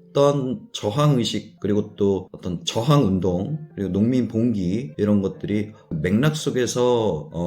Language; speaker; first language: Korean; native; Korean